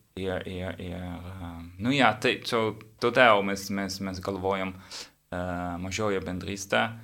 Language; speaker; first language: Lithuanian; non-native, learner; English